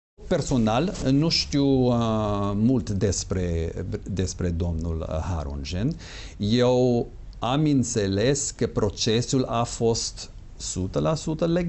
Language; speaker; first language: Romanian; non-native, fluent; English